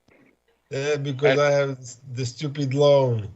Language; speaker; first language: English; non-native, fluent; Slovak